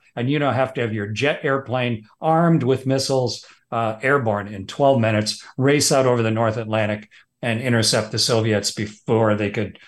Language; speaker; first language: English; native; English